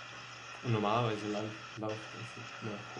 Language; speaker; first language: German; non-native, learner; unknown